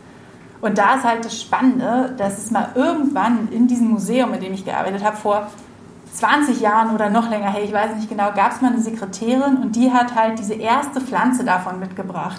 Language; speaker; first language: German; native; German